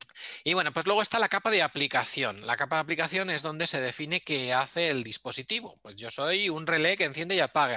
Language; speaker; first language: Spanish; native; Spanish